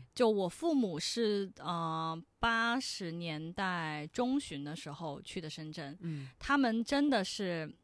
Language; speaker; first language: Chinese; non-native, local second language; Cantonese